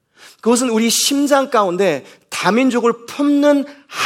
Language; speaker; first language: Korean; native; Korean